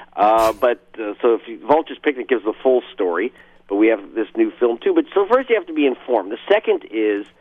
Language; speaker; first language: English; native; English